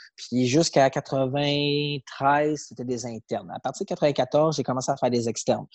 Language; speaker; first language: French; native; French